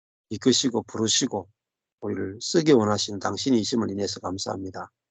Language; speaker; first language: Korean; native; Korean